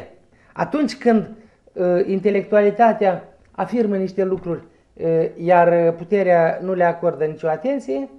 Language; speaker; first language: Romanian; native; Romanian